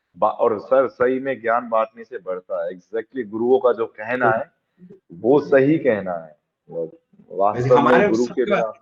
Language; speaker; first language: Hindi; native; Hindi